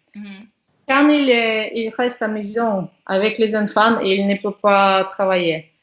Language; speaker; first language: French; non-native, learner; Russian